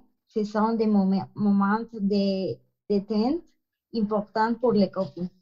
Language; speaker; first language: French; non-native, learner; Spanish